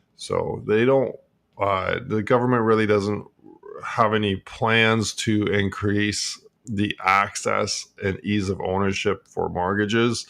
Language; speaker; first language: English; native; English